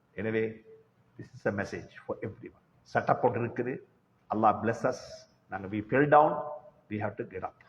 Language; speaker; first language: English; non-native, local second language; Tamil